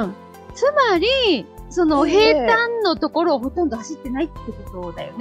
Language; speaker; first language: Japanese; native; Japanese